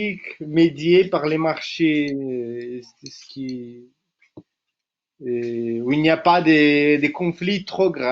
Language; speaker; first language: French; non-native, fluent; Portuguese